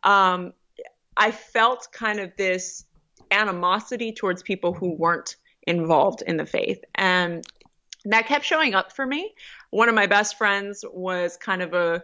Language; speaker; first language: English; native; English